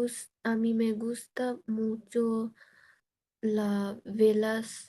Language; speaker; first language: Spanish; non-native, learner; Bangla